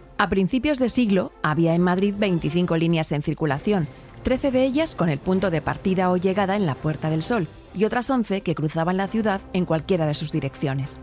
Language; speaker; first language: Spanish; native; Spanish